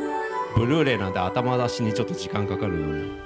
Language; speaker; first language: Japanese; native; Japanese